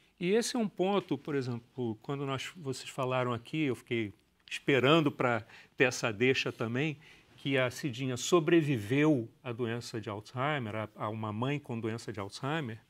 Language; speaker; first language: Portuguese; native; Portuguese